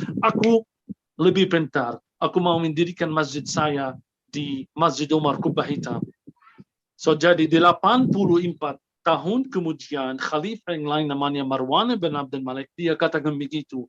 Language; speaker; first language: Indonesian; non-native, fluent; Arabic